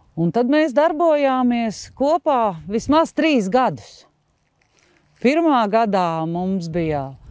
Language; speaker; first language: Latvian; native; Latvian